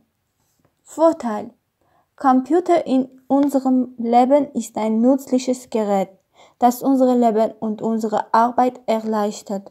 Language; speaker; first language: German; non-native, learner; Armenian